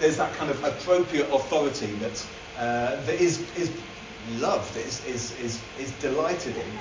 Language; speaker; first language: English; native; English